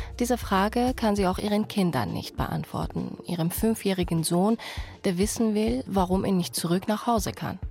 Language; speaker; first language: German; early bilingual, other home language; Persian